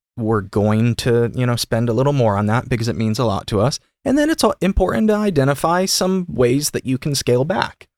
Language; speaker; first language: English; native; English